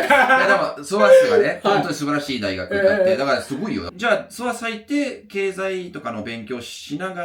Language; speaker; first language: Japanese; non-native, fluent; English